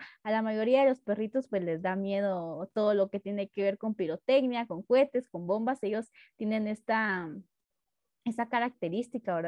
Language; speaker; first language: Spanish; native; Spanish